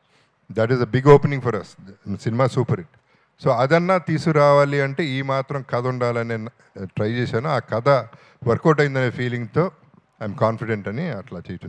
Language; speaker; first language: Telugu; native; Telugu